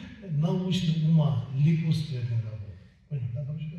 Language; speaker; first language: Russian; non-native, learner; Tibetan